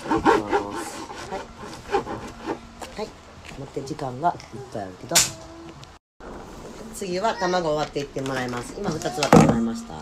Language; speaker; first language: Japanese; native; Japanese